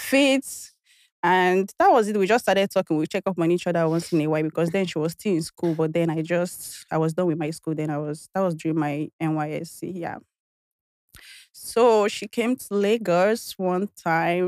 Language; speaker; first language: English; non-native, local second language; Igbo